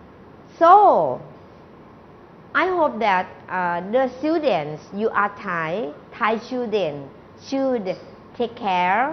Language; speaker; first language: English; non-native, learner; Thai